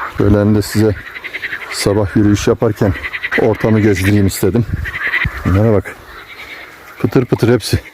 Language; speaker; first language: Turkish; native; Turkish